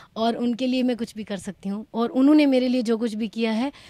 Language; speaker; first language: Hindi; native; Hindi